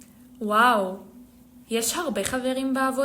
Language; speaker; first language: Hebrew; non-native, learner; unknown